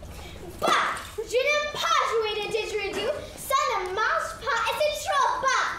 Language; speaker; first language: French; non-native, learner; English